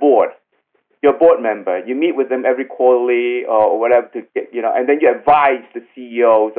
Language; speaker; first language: English; non-native, local second language; Cantonese